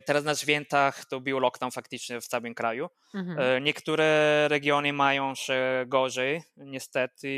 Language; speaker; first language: Polish; non-native, fluent; Italian